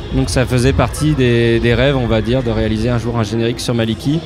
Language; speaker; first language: French; native; French